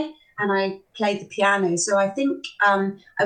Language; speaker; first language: English; native; English